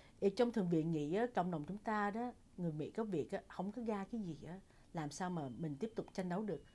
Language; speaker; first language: Vietnamese; early bilingual, heritage; Vietnamese